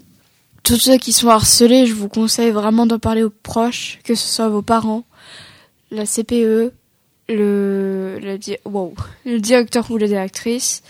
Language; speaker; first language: French; native; French